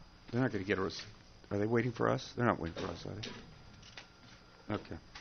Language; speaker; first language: English; native; English